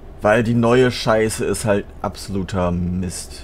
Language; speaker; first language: German; native; German